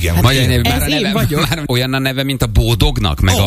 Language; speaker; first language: Hungarian; native; Hungarian